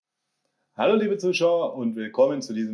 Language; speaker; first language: German; native; German